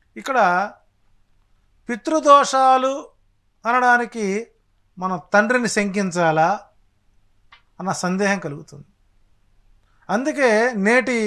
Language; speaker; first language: Telugu; native; Telugu